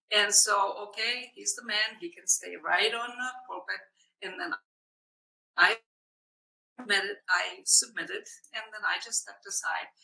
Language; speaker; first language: English; non-native, fluent; Hungarian